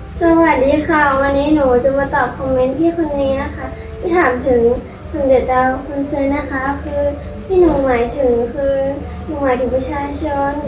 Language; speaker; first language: Thai; early bilingual, other home language; Khmer